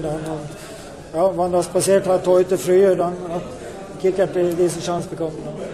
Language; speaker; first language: German; non-native, fluent; Swedish